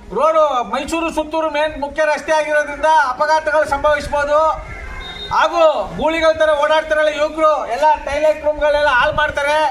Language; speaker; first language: Kannada; native; Kannada